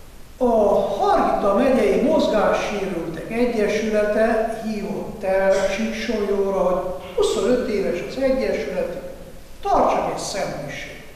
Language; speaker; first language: Hungarian; non-native, fluent; Italian